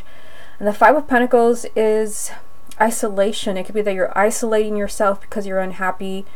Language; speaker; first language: English; native; English